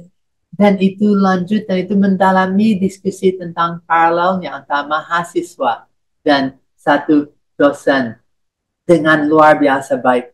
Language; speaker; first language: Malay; non-native, fluent; English